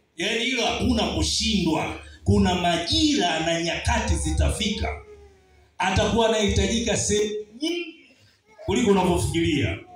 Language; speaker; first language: Swahili; native; Swahili